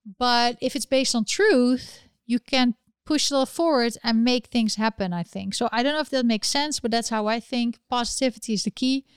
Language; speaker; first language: English; non-native, fluent; Dutch